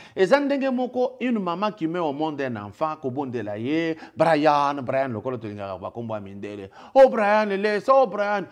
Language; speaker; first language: French; non-native, local second language; Lingala